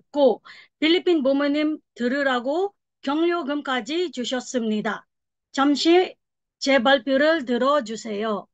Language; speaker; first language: Korean; non-native, learner; Filipino